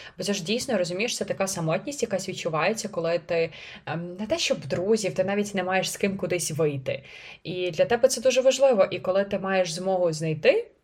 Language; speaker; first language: Ukrainian; native; Ukrainian